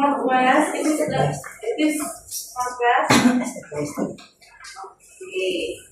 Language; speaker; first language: English; non-native, learner; Indonesian